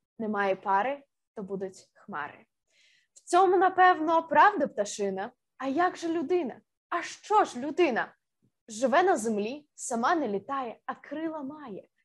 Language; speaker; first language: Ukrainian; native; Ukrainian